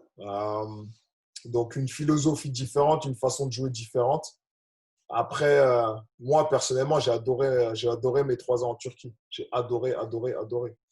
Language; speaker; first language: French; native; French